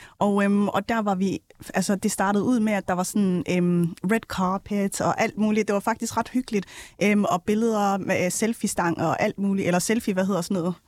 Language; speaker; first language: Danish; early bilingual, other home language; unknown